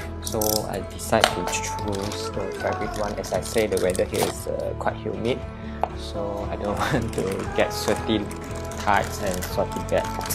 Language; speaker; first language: English; non-native, local second language; Chinese